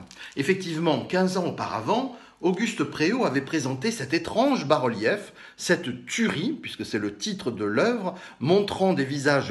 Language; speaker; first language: French; native; French